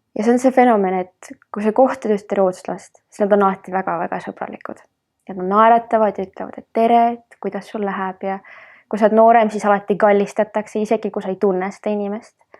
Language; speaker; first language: Estonian; early bilingual, heritage; Estonian